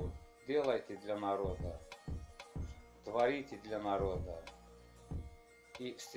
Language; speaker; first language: Russian; non-native, fluent; Azerbaijani